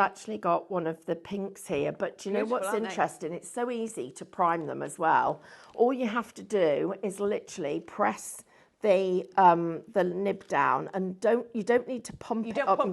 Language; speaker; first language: English; native; English